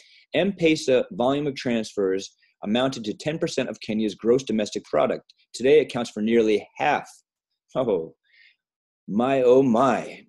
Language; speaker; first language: English; native; English